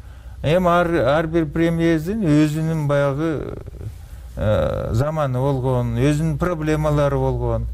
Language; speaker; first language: Kyrgyz; native; Kyrgyz